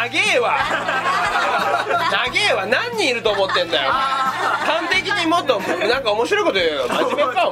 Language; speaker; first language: Japanese; native; Japanese